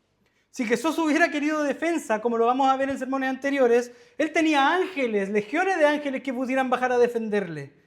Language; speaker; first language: Spanish; native; Spanish